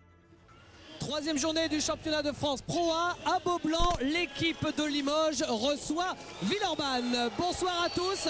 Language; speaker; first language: French; native; French